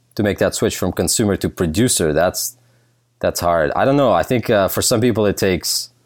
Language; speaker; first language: English; early bilingual, other home language; Russian